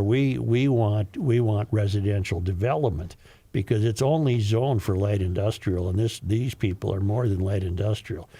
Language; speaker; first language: English; native; English